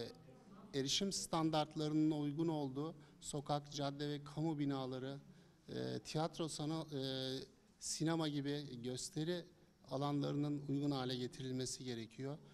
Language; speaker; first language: Turkish; native; Turkish